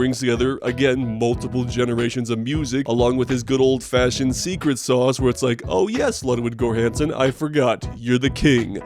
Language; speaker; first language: English; native; English